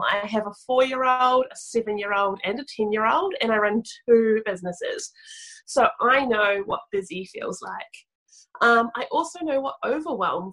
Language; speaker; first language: English; native; English